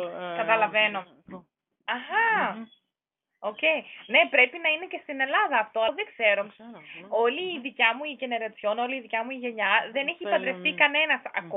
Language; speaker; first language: Greek; non-native, fluent; German